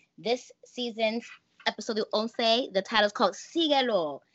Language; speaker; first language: English; native; English